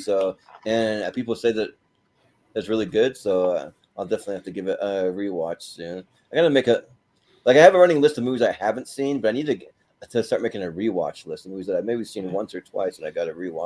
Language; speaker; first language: English; native; English